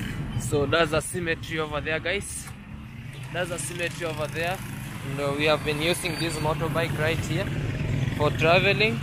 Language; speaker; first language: English; non-native, local second language; Swahili